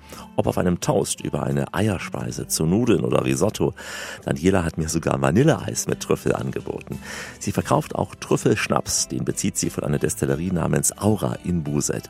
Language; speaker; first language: German; native; German